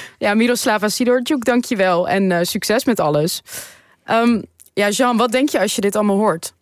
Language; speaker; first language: Dutch; native; Dutch